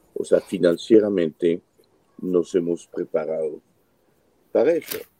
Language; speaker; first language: Spanish; non-native, fluent; French